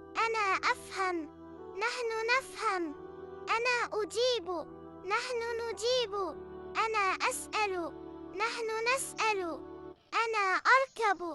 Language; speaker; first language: Arabic; non-native, fluent; Urdu